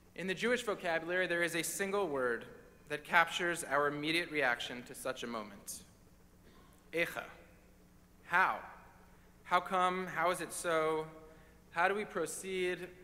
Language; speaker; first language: English; native; English